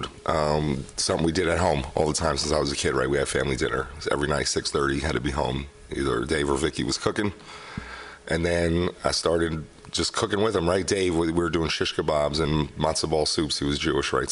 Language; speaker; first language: English; native; English